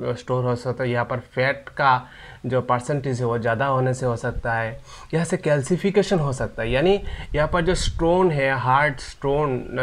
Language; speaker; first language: Hindi; non-native, local second language; Bangla